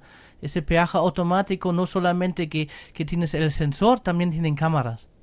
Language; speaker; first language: Spanish; non-native, learner; German